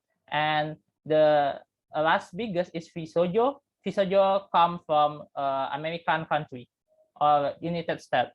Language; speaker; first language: English; non-native, learner; Indonesian